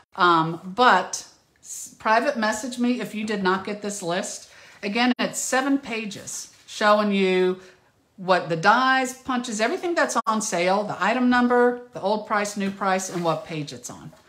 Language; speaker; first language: English; native; English